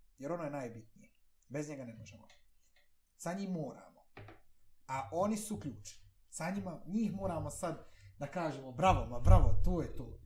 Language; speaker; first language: Bosnian; native; Bosnian